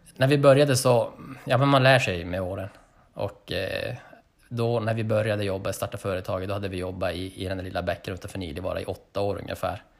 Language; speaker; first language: Swedish; native; Swedish